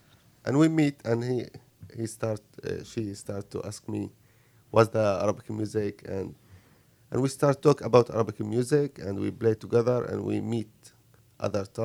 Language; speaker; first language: English; non-native, learner; Arabic